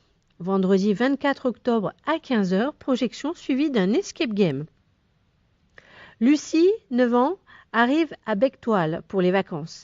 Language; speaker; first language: French; native; French